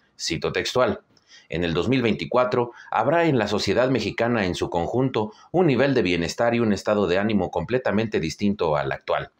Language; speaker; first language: Spanish; native; Spanish